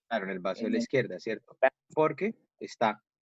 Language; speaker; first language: Spanish; native; Spanish